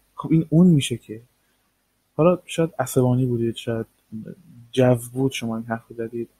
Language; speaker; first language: Persian; native; Persian